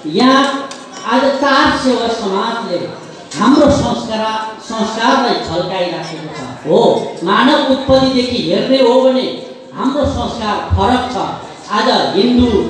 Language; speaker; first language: Nepali; non-native, local second language; Eastern Tamang